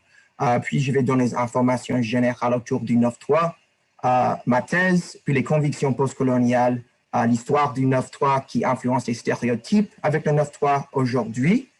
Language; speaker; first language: French; non-native, learner; English